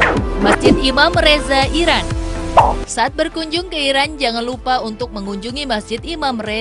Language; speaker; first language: Indonesian; native; Indonesian